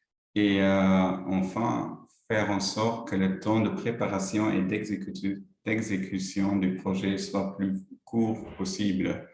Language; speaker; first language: French; non-native, local second language; Luxembourgish